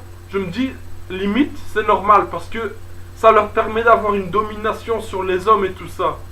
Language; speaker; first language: French; native; French